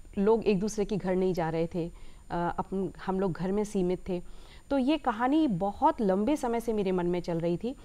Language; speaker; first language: Hindi; native; Hindi